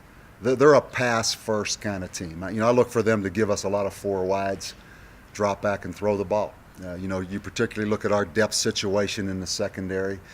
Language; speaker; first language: English; native; English